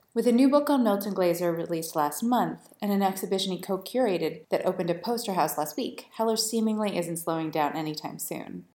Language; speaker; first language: English; native; English